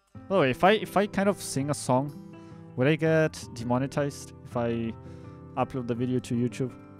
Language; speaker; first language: English; non-native, fluent; Spanish